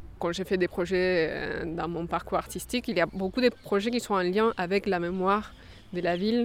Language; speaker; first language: French; non-native, fluent; Spanish